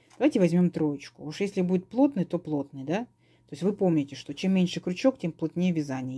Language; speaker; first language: Russian; native; Russian